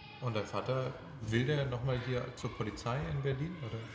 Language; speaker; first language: German; native; German